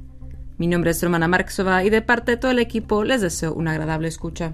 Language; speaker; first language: Spanish; native; Spanish